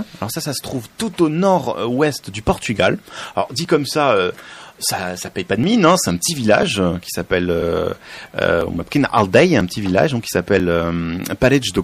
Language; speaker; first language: French; native; French